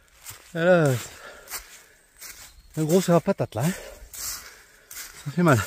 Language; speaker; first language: French; native; French